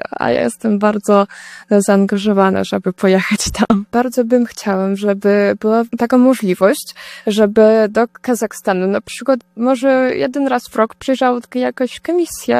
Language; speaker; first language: Polish; early bilingual, heritage; Russian